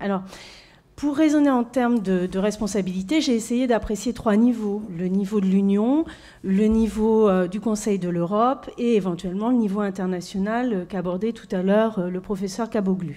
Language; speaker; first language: French; native; French